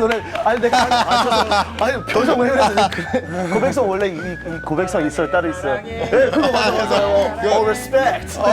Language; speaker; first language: Korean; non-native, fluent; English